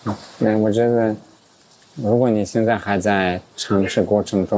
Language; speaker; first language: Chinese; early bilingual, heritage; English